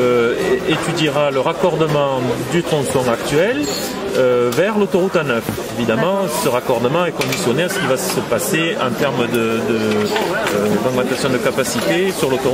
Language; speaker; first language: French; native; French